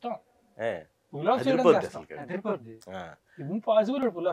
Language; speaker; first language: Telugu; native; Telugu